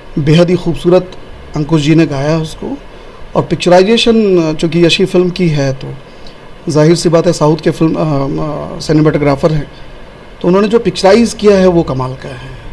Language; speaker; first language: Hindi; non-native, local second language; Bhojpuri